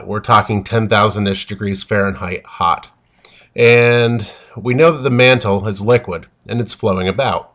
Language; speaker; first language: English; native; English